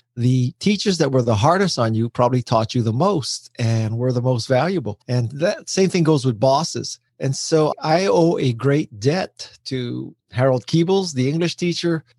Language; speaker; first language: English; native; English